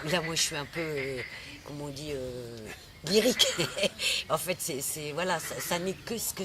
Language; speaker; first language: French; native; French